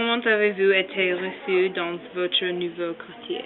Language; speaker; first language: French; non-native, learner; English